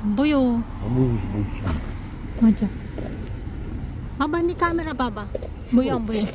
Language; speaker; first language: Korean; non-native, learner; Filipino